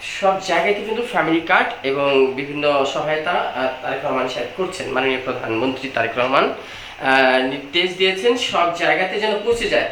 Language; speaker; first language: Bangla; native; Bangla